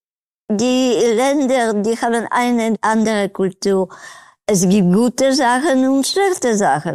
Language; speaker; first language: German; non-native, learner; Polish